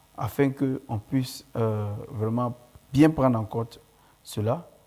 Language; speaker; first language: French; non-native, local second language; Mandingo